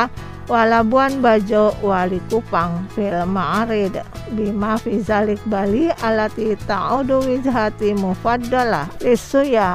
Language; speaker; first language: Arabic; non-native, fluent; Indonesian